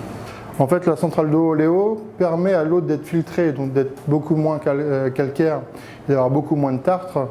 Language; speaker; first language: French; native; French